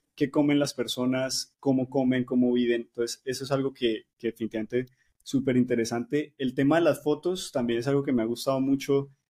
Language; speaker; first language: Spanish; native; Spanish